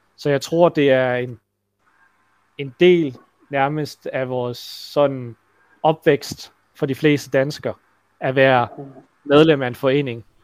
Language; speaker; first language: Danish; native; Danish